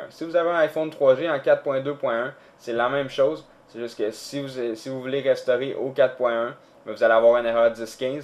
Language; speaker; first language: French; native; French